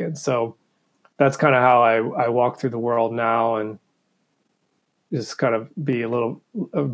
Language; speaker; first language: English; native; English